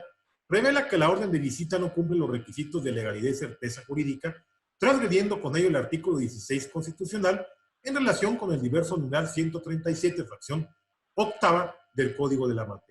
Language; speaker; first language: Spanish; native; Spanish